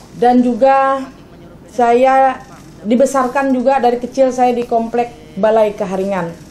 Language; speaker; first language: Indonesian; non-native, local second language; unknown